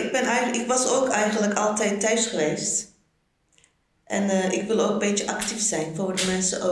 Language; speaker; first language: Dutch; non-native, learner; Turkish